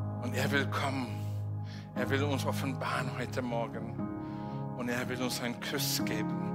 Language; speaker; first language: German; non-native, fluent; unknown